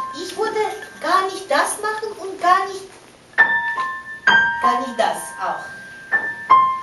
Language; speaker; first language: German; non-native, fluent; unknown